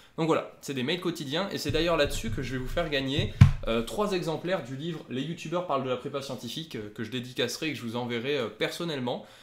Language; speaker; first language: French; native; French